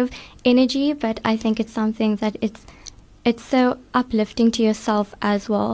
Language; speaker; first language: English; native; English